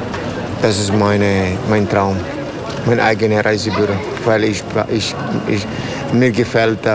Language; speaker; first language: German; non-native, learner; Spanish